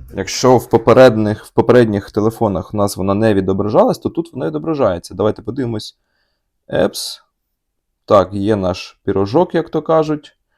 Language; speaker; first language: Ukrainian; non-native, local second language; Russian